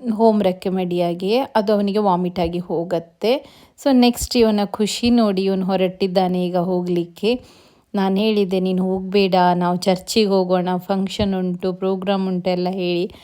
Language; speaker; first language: Kannada; non-native, local second language; Konkani